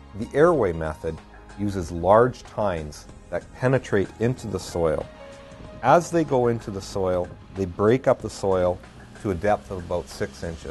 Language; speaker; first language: English; native; English